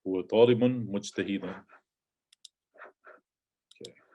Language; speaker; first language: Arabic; non-native, fluent; English